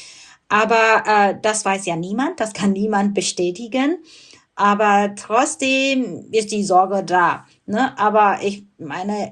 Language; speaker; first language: German; non-native, fluent; Burmese